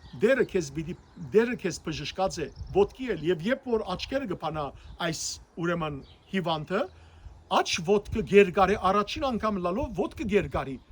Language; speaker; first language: Armenian; native; Armenian